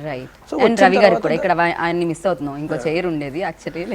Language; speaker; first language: Telugu; native; Telugu